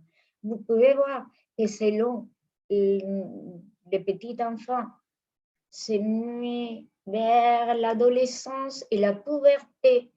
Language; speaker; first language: French; non-native, fluent; Spanish